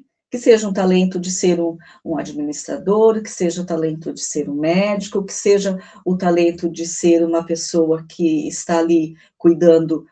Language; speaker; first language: Portuguese; native; Portuguese